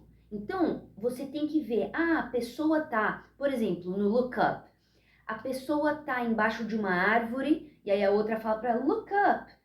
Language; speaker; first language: Portuguese; early bilingual, heritage; Portuguese